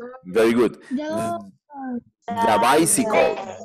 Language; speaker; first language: English; non-native, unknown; Spanish